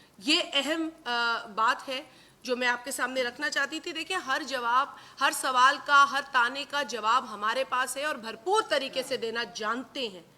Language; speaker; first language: Urdu; non-native, local second language; Sindhi